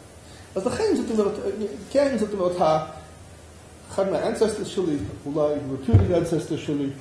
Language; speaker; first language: Hebrew; non-native, fluent; English